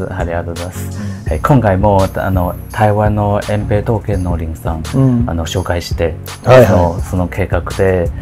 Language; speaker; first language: Japanese; non-native, learner; Chinese